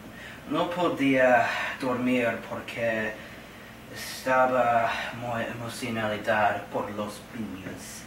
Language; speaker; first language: Spanish; non-native, learner; English